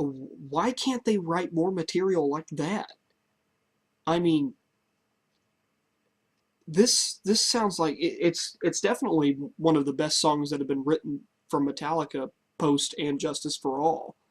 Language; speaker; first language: English; native; English